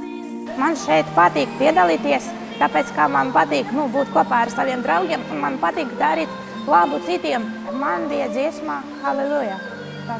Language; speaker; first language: Latvian; non-native, local second language; Russian